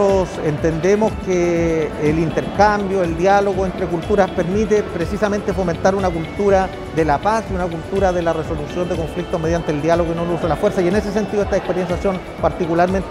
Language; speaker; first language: Spanish; native; Spanish